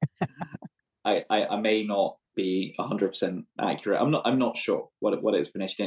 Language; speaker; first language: English; native; English